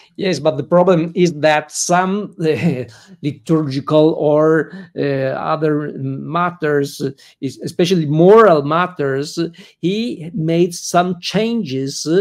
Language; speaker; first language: English; non-native, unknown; Italian